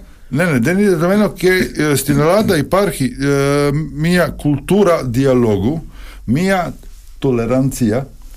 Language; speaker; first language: Greek; non-native, fluent; Serbian